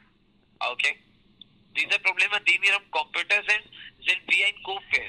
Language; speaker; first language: German; non-native, learner; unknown